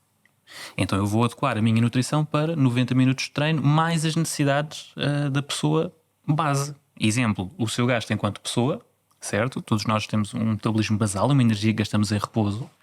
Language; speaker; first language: Portuguese; native; Portuguese